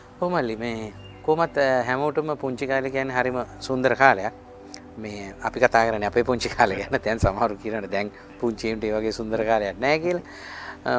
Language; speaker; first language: Sinhala; native; Sinhala